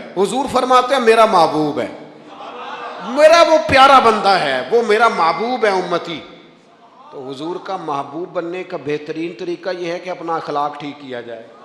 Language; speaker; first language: Urdu; non-native, local second language; Punjabi